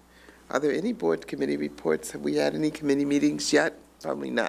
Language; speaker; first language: English; native; English